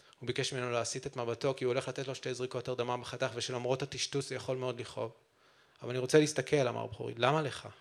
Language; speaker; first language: Hebrew; native; Hebrew